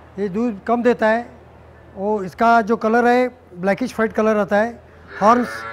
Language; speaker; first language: Hindi; non-native, local second language; Marathi